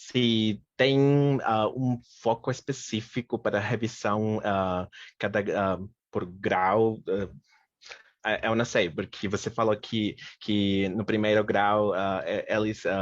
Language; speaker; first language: Portuguese; non-native, fluent; Spanish